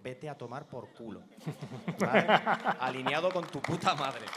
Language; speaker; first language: Spanish; native; Spanish